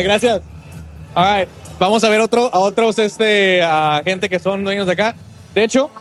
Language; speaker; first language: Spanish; early bilingual, heritage; English